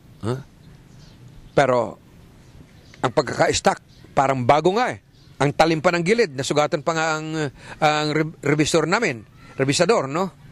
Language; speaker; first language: Filipino; native; Filipino